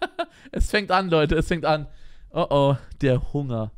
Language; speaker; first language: German; native; German